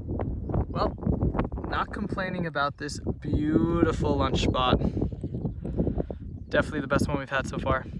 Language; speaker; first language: English; native; English